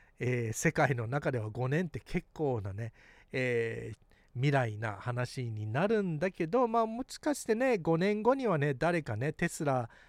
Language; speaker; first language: Japanese; early bilingual, heritage; Japanese